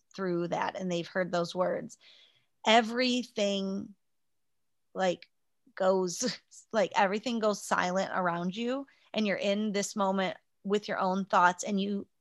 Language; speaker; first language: English; native; English